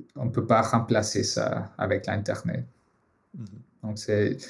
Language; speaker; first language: French; non-native, fluent; Spanish